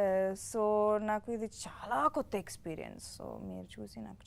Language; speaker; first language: Telugu; non-native, fluent; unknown